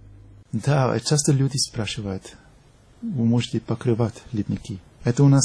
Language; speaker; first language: Russian; non-native, fluent; German